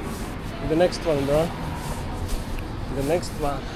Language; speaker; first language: English; non-native, learner; Serbian